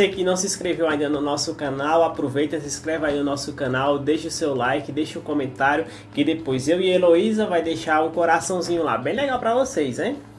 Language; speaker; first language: Portuguese; native; Portuguese